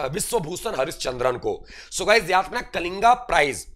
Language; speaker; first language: Hindi; native; Hindi